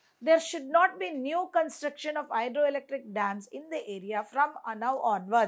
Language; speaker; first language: English; non-native, local second language; Tamil